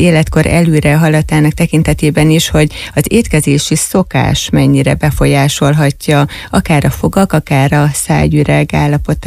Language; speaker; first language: Hungarian; native; Hungarian